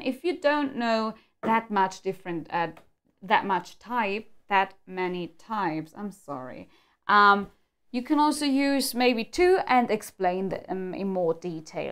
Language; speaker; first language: English; non-native, fluent; German